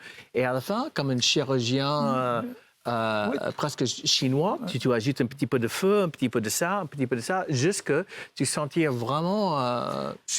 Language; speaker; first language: French; non-native, fluent; English